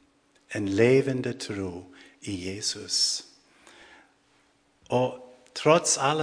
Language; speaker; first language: Swedish; non-native, fluent; English